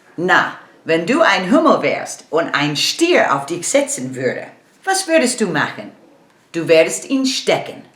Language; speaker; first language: German; non-native, learner; English